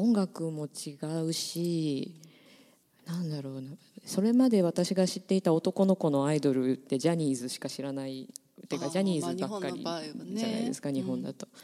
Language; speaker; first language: Japanese; native; Japanese